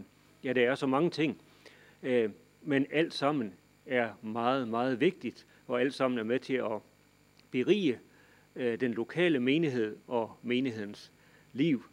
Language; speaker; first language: Danish; native; Danish